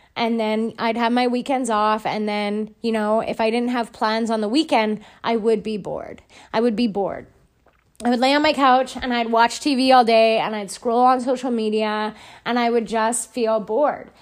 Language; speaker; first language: English; native; English